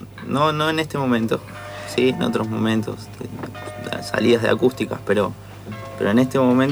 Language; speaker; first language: Spanish; native; Spanish